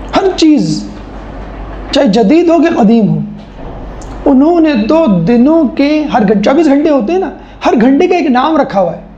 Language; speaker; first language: Urdu; native; Urdu